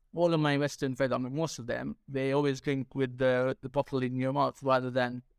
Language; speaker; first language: English; non-native, local second language; Sinhala